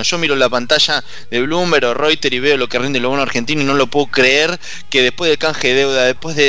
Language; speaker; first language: Spanish; native; Spanish